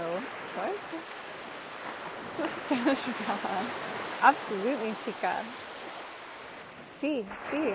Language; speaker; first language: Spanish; non-native, learner; English